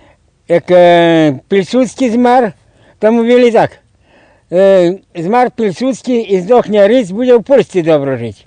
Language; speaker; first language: Polish; non-native, learner; Russian